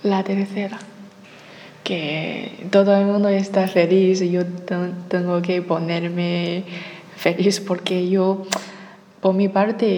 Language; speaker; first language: Spanish; non-native, learner; Chinese